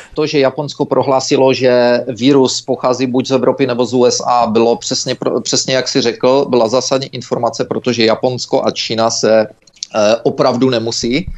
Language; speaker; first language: Czech; native; Czech